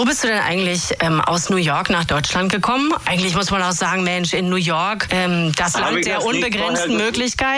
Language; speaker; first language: German; native; German